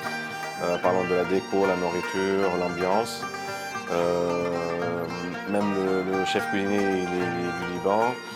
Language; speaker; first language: French; non-native, local second language; Arabic